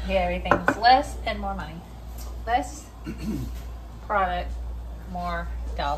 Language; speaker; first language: English; native; English